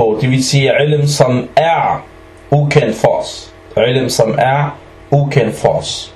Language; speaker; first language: Danish; early bilingual, other home language; Arabic